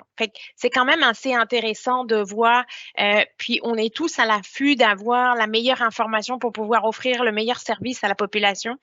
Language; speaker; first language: French; native; French